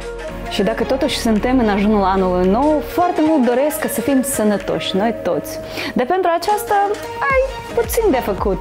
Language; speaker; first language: Romanian; non-native, local second language; Russian